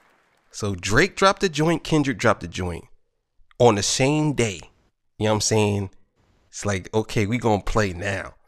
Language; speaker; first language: English; native; English